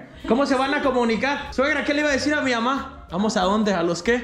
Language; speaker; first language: Spanish; native; Spanish